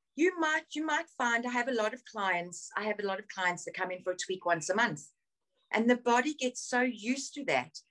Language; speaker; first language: English; native; English